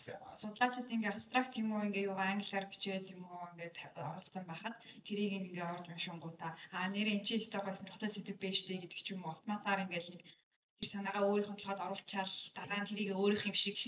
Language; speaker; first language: Mongolian; native; Mongolian